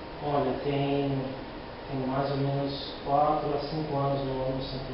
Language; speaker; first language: Portuguese; non-native, learner; English